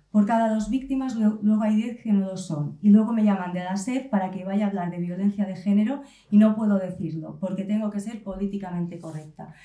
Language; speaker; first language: Spanish; non-native, local second language; Catalan